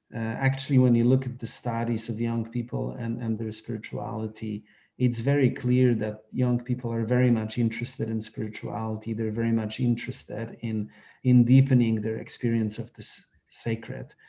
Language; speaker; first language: English; non-native, fluent; Polish